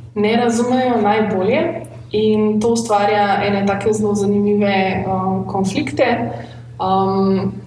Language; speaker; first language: Slovenian; native; Slovenian